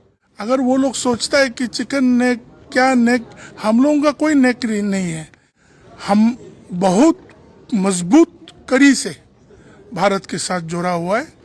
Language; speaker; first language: Hindi; non-native, local second language; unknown